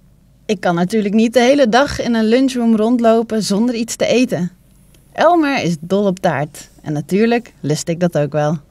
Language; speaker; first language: Dutch; native; Dutch